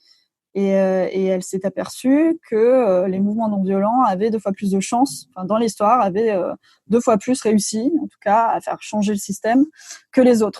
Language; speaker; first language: French; native; French